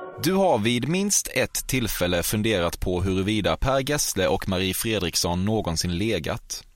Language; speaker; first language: Swedish; native; Swedish